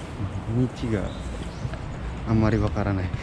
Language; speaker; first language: Japanese; non-native, learner; Indonesian